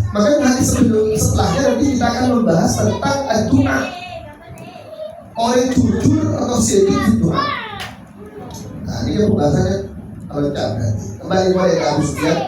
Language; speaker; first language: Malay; non-native, local second language; Javanese